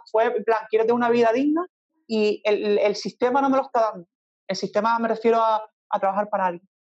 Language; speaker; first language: Spanish; native; Spanish